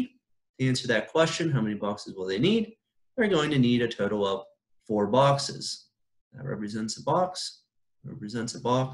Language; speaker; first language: English; native; English